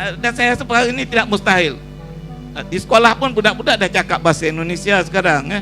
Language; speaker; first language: Malay; native; Malay